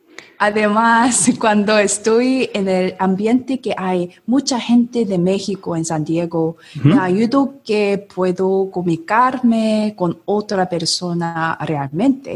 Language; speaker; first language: Spanish; non-native, learner; Korean